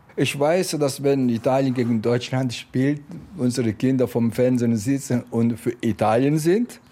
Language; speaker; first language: German; non-native, fluent; Italian